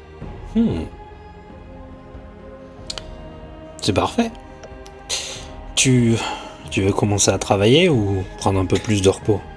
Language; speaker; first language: French; native; French